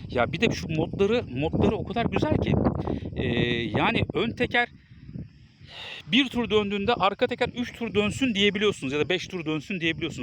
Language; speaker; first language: Turkish; native; Turkish